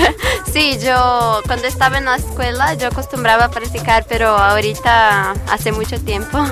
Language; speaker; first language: Spanish; non-native, learner; Portuguese